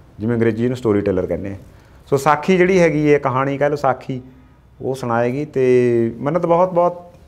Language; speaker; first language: Punjabi; native; Punjabi